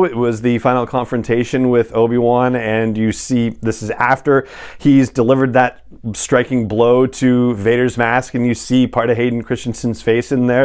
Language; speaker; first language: English; native; English